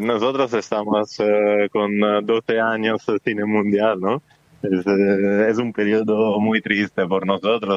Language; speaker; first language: Spanish; non-native, fluent; Italian